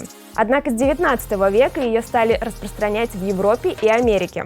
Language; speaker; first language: Russian; native; Russian